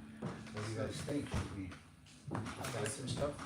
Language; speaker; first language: English; native; English